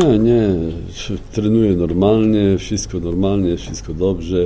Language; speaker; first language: Polish; non-native, fluent; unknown